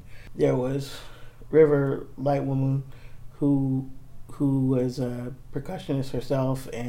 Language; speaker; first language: English; native; English